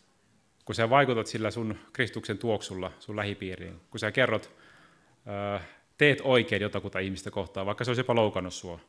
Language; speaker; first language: Finnish; native; Finnish